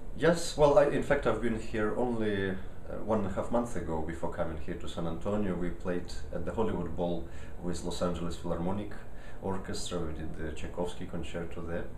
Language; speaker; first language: English; early bilingual, other home language; Ukrainian